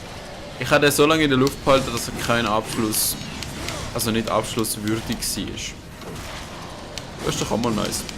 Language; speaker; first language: German; native; German